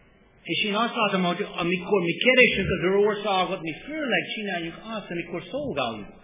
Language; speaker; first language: Hungarian; non-native, fluent; English